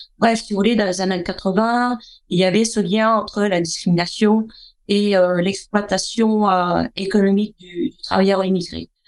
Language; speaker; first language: French; native; French